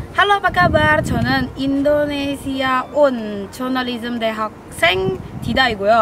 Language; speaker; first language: Korean; non-native, learner; Indonesian